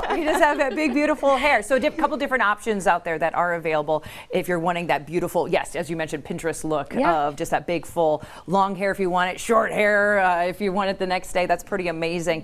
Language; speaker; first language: English; native; English